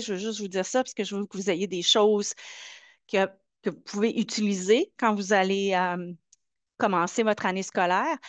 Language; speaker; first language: French; native; French